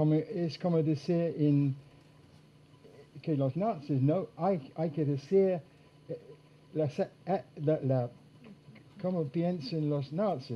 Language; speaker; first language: Spanish; non-native, fluent; English